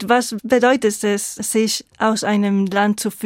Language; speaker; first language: German; non-native, fluent; Spanish